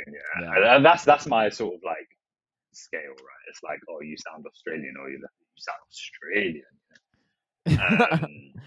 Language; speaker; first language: English; native; English